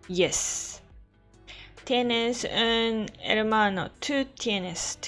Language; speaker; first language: Spanish; non-native, learner; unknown